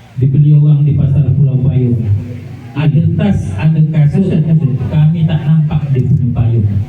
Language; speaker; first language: Malay; native; Malay